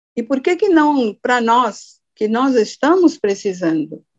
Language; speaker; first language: Portuguese; non-native, fluent; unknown